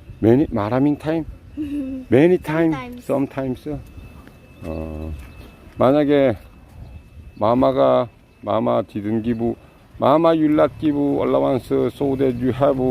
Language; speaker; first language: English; non-native, learner; Korean